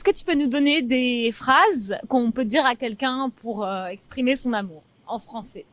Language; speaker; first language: French; native; French